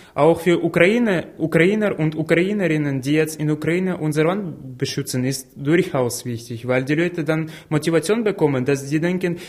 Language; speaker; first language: German; non-native, fluent; Ukrainian